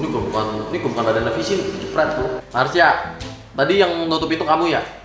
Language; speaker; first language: Indonesian; native; Indonesian